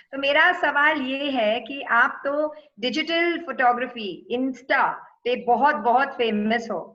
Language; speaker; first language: Hindi; non-native, local second language; Tamil